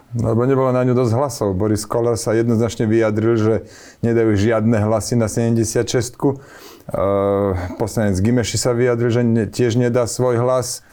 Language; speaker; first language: Slovak; native; Slovak